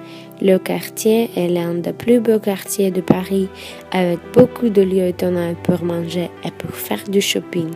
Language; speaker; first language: French; non-native, fluent; Russian